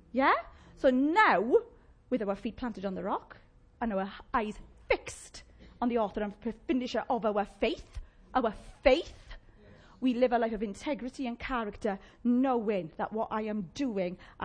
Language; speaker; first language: English; native; English